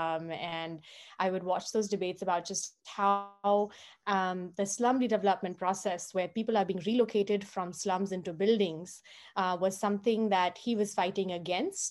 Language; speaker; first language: English; non-native, local second language; Hindi